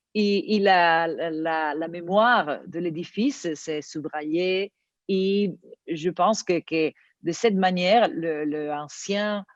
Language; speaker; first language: French; non-native, learner; Italian